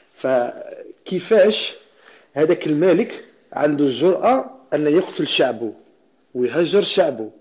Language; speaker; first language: Arabic; native; Arabic